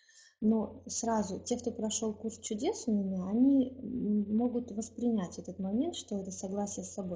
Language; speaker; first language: Russian; native; Russian